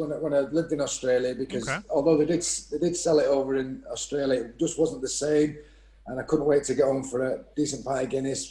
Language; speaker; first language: English; native; English